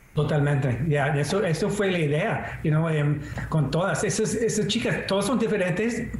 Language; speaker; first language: Spanish; non-native, fluent; English